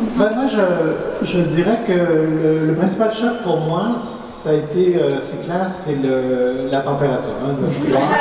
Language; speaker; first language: French; early bilingual, other home language; Spanish